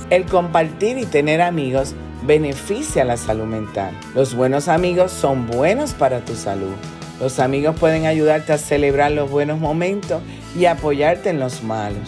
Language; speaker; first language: Spanish; native; Spanish